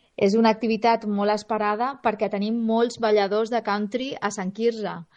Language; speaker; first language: Catalan; native; Catalan